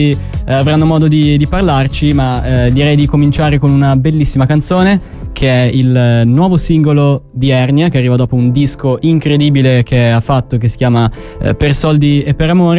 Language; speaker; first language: Italian; native; Italian